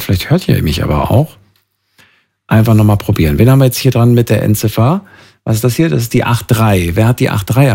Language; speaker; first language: German; native; German